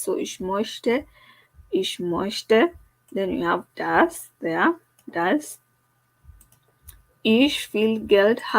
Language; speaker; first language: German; non-native, learner; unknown